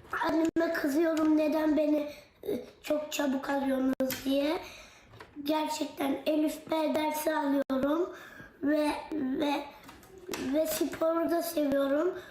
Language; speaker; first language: Turkish; early bilingual, heritage; Turkish